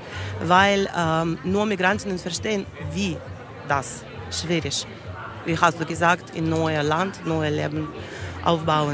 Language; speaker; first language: German; non-native, learner; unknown